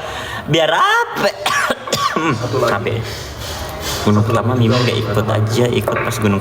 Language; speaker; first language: Indonesian; native; Indonesian